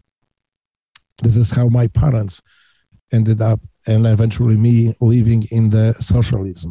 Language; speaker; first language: English; non-native, fluent; Polish